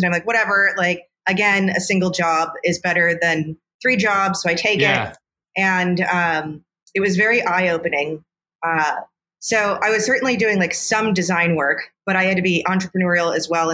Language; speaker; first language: English; native; English